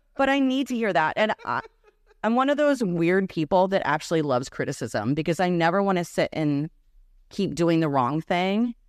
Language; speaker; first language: English; early bilingual, other home language; Serbian